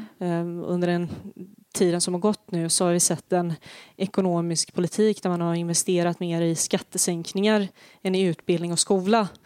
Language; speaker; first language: Swedish; early bilingual, other home language; Bosnian